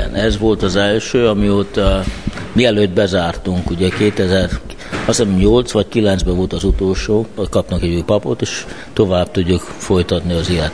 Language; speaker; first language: Hungarian; early bilingual, heritage; Hungarian